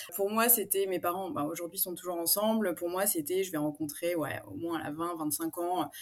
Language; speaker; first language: French; native; French